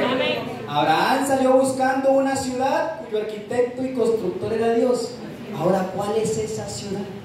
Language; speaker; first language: Spanish; native; Spanish